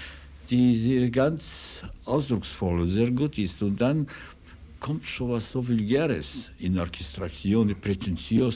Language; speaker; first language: German; non-native, fluent; Russian